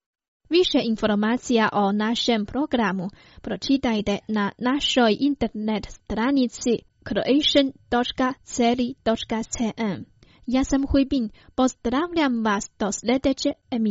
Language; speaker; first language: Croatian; non-native, fluent; Chinese